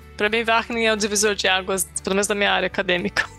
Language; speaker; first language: Portuguese; native; Portuguese